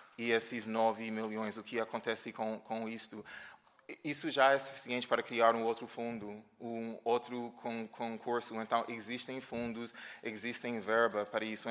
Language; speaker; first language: Portuguese; native; Portuguese